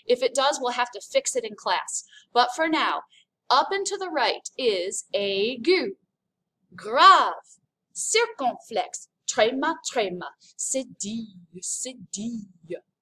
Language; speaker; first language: English; native; English